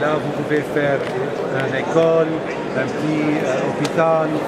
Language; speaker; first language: French; non-native, fluent; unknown